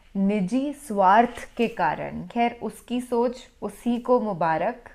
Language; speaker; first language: Hindi; native; Hindi